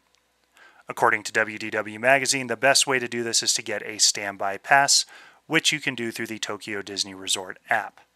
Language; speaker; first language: English; native; English